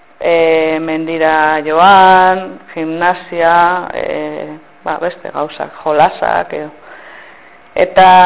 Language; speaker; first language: Basque; non-native, local second language; Spanish